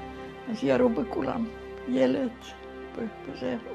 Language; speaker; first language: Hebrew; non-native, fluent; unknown